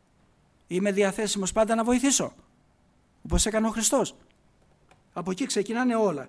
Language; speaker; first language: Greek; native; Greek